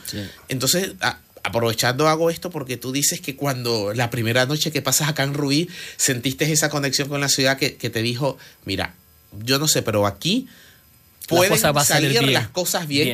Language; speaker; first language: Spanish; native; Spanish